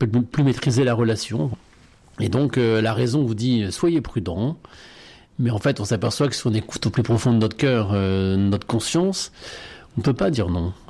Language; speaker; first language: French; native; French